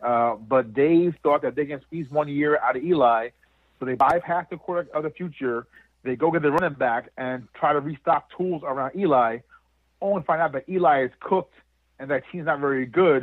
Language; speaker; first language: English; native; English